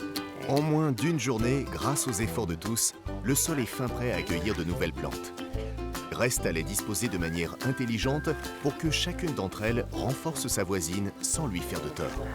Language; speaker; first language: French; native; French